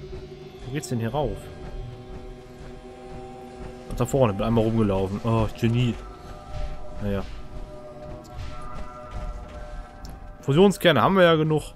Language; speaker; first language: German; native; German